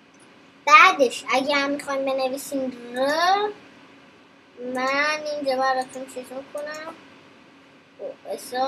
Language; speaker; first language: Persian; early bilingual, heritage; Persian